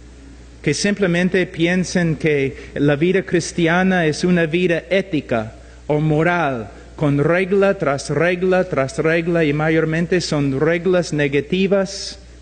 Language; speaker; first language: Spanish; non-native, fluent; English